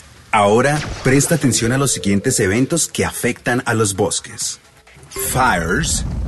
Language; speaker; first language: Spanish; native; Spanish